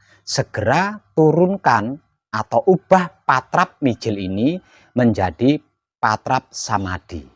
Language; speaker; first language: Indonesian; non-native, local second language; Javanese